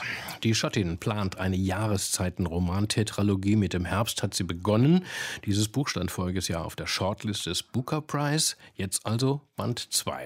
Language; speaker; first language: German; native; German